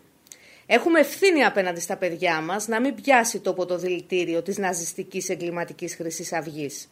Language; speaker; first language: Greek; native; Greek